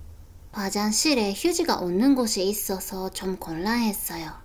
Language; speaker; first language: Korean; non-native, fluent; Japanese